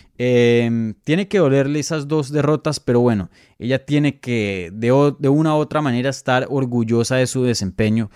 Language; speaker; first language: Spanish; native; Spanish